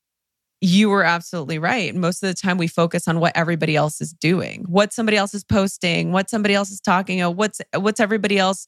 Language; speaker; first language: English; early bilingual, other home language; Spanish